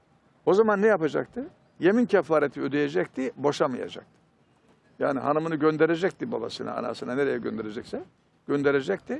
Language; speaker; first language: Turkish; native; Turkish